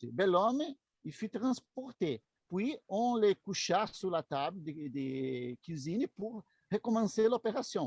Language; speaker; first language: French; non-native, learner; Portuguese